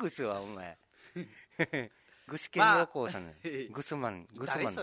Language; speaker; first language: Japanese; native; Japanese